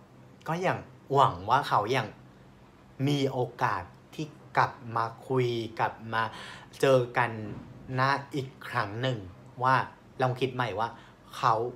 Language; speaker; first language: Thai; non-native, fluent; Vietnamese